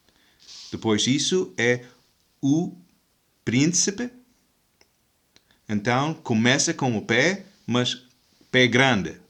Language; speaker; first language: Portuguese; non-native, fluent; English